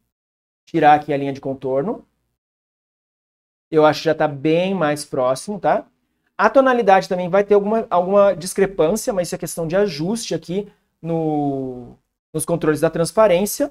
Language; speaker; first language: Portuguese; native; Portuguese